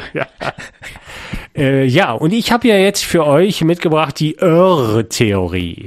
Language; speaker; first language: German; native; German